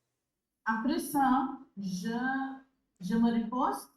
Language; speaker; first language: French; non-native, learner; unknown